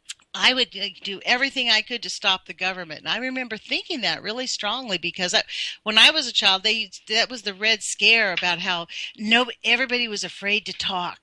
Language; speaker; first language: English; native; English